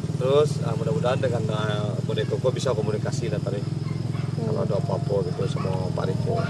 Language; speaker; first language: Indonesian; non-native, local second language; Minangkabau